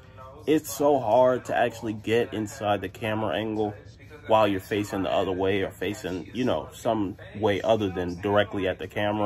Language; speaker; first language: English; native; English